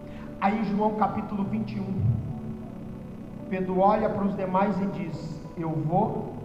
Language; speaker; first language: Portuguese; native; Portuguese